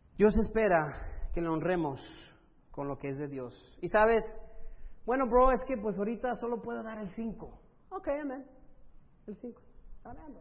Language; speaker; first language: Spanish; early bilingual, other home language; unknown